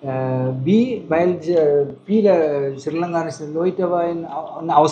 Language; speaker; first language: German; non-native, learner; Tamil